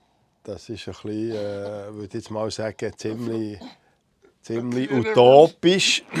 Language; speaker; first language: German; native; German